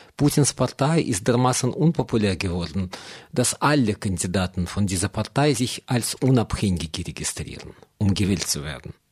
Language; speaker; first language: German; non-native, fluent; Russian